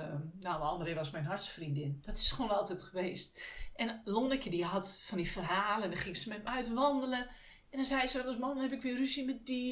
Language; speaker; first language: Dutch; native; Dutch